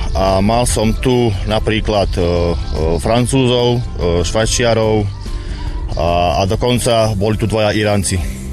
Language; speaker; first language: Slovak; native; Slovak